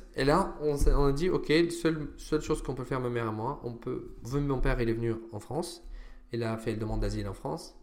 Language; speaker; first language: French; non-native, fluent; Arabic